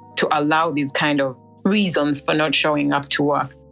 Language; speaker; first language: English; non-native, local second language; Ganda